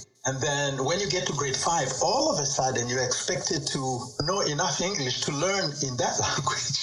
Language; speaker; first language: English; non-native, local second language; Swahili